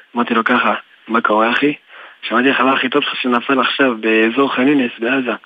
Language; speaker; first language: Hebrew; early bilingual, other home language; French